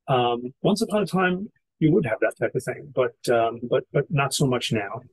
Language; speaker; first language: English; native; English